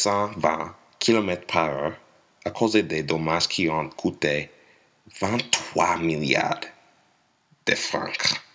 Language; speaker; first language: French; non-native, learner; English